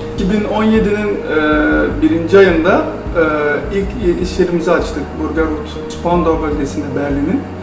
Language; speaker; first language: Turkish; native; Turkish